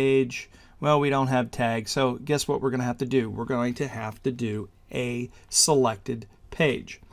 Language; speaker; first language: English; native; English